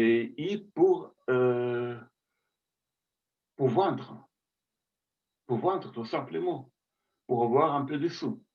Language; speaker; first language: French; non-native, fluent; Russian